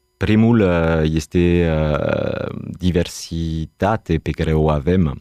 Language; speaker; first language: Romanian; non-native, fluent; French